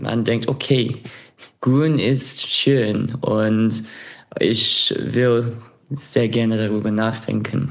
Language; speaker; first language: German; non-native, fluent; English